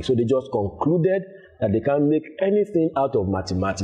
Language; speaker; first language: English; non-native, local second language; Yoruba